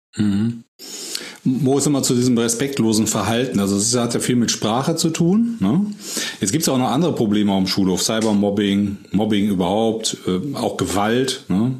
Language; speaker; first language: German; native; German